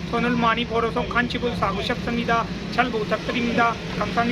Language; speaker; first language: Korean; non-native, learner; Punjabi